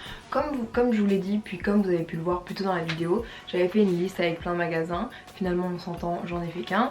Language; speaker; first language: French; native; French